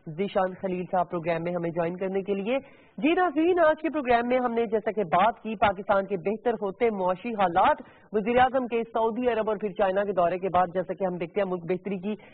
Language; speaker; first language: Urdu; native; Urdu